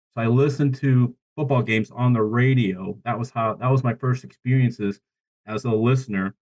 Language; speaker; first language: English; native; English